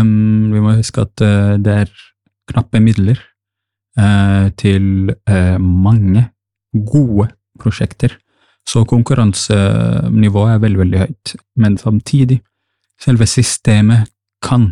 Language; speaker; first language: Norwegian; non-native, fluent; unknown